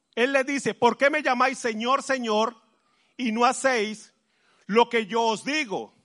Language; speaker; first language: Spanish; native; Spanish